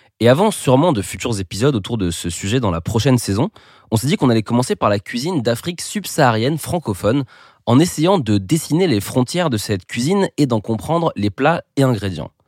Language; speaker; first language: French; native; French